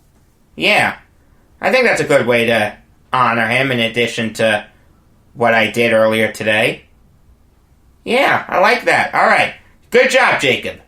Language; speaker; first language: English; native; English